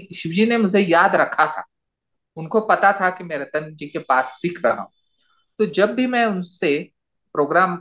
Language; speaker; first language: Hindi; non-native, local second language; Marathi